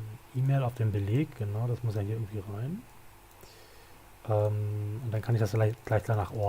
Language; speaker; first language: German; native; German